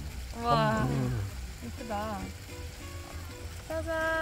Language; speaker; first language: Korean; non-native, fluent; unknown